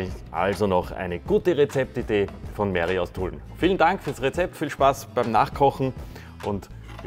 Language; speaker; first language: German; native; German